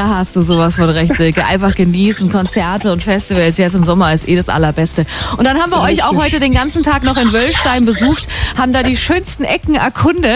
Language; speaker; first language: German; native; German